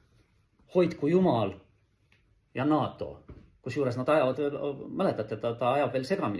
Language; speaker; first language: Estonian; native; Estonian